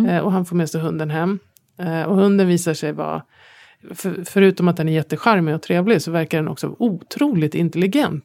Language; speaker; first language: Swedish; native; Swedish